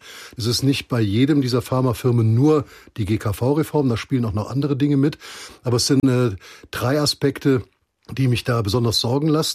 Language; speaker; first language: German; native; German